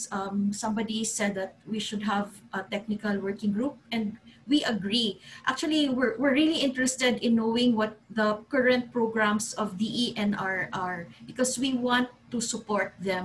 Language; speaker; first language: English; non-native, local second language; Cebuano